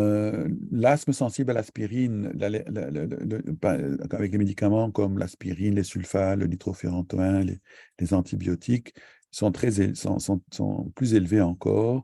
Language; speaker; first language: French; native; French